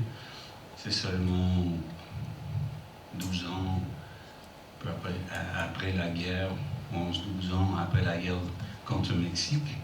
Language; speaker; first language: French; non-native, fluent; English